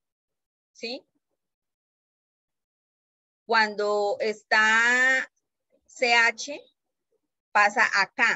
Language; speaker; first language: Spanish; native; Spanish